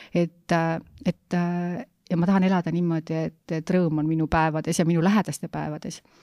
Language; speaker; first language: Estonian; native; Estonian